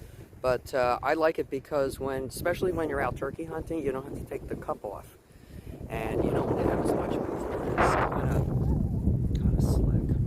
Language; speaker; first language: English; native; English